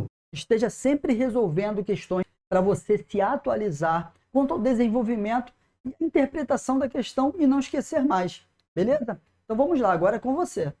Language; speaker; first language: Portuguese; native; Portuguese